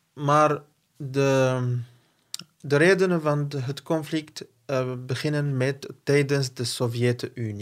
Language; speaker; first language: Dutch; non-native, fluent; Arabic